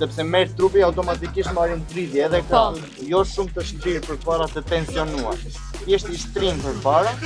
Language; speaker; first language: Albanian; native; Albanian